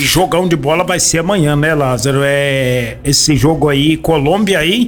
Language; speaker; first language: Portuguese; native; Portuguese